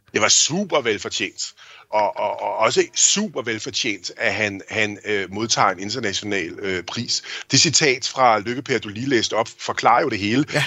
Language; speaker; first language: Danish; native; Danish